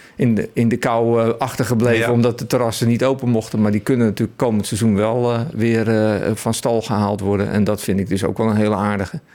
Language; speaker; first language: Dutch; native; Dutch